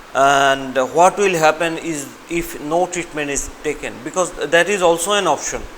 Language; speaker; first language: English; non-native, local second language; Bangla